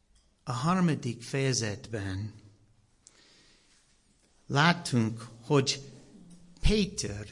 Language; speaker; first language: Hungarian; non-native, learner; English